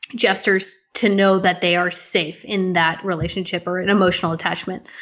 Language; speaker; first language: English; native; English